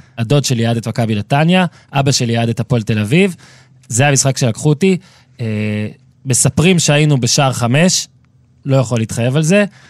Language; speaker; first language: Hebrew; native; Hebrew